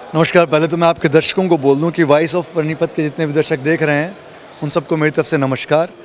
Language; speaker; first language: Hindi; native; Hindi